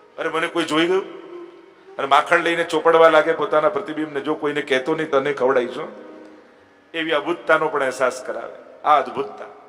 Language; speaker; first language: Gujarati; non-native, local second language; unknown